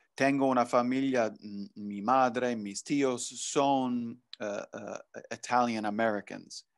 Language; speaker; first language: Spanish; non-native, fluent; English